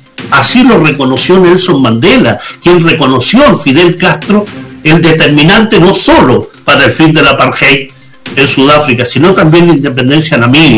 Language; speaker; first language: Spanish; native; Spanish